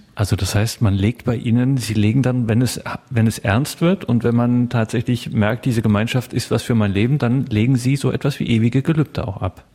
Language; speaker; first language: German; non-native, fluent; French